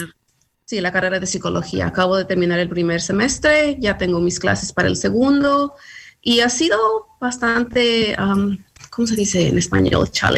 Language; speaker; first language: Spanish; early bilingual, heritage; Spanish